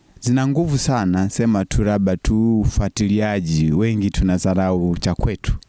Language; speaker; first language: Swahili; non-native, local second language; Sukuma